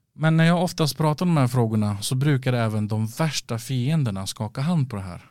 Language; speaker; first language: Swedish; early bilingual, other home language; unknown